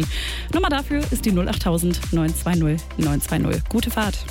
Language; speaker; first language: German; native; German